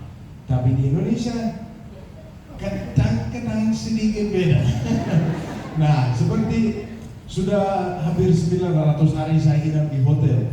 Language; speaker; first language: Indonesian; non-native, fluent; Danish